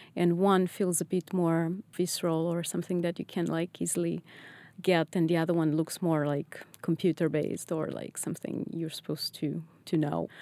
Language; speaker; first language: English; non-native, fluent; Portuguese